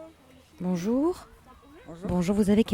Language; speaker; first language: French; native; French